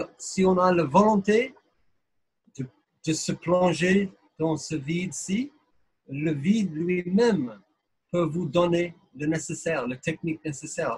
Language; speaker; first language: French; non-native, fluent; English